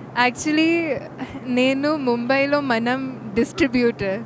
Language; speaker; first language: Telugu; non-native, local second language; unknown